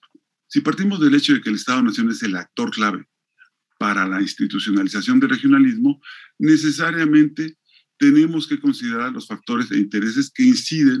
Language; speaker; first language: Spanish; native; Spanish